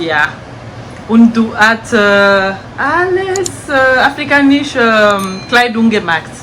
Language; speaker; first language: German; non-native, learner; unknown